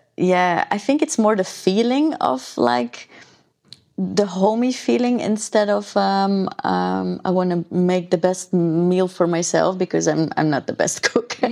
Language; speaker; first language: English; non-native, fluent; Dutch